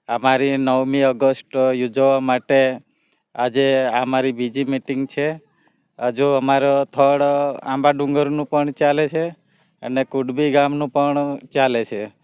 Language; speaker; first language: Gujarati; non-native, local second language; Bhili